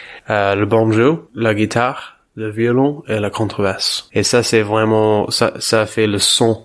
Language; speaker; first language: French; non-native, learner; English